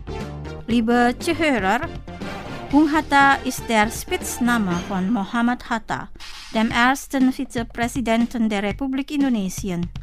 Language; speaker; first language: German; non-native, fluent; Indonesian